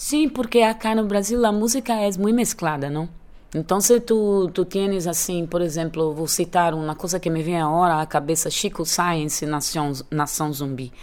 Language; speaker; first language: Spanish; non-native, learner; Portuguese